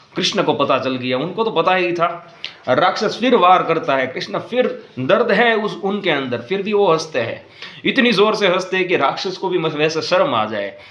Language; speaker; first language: Hindi; non-native, local second language; Gujarati